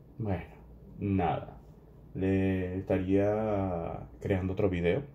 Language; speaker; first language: Spanish; native; Spanish